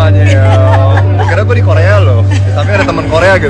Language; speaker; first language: Indonesian; native; Indonesian